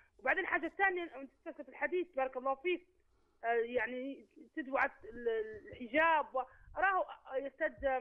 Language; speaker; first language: Arabic; native; Arabic